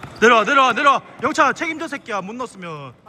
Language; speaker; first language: Korean; native; Korean